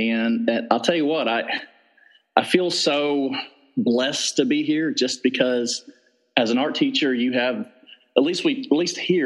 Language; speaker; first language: English; native; English